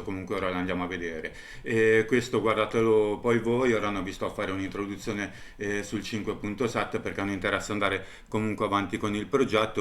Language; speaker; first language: Italian; native; Italian